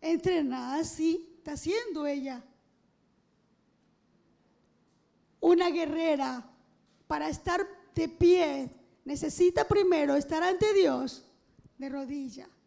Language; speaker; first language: Spanish; native; Spanish